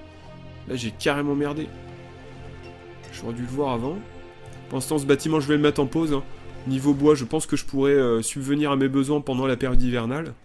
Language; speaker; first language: French; native; French